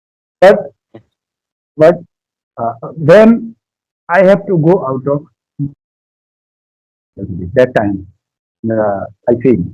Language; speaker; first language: English; non-native, learner; Hindi